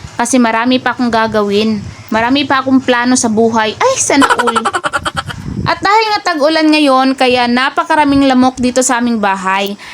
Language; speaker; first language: Filipino; non-native, local second language; Cebuano